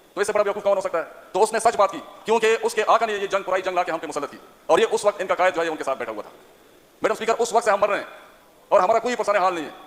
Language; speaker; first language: Urdu; non-native, local second language; Pashto